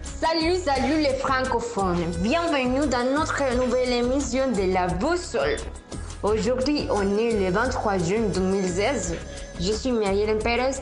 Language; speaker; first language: French; non-native, fluent; Spanish